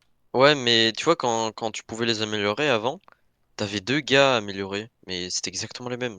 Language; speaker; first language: French; native; French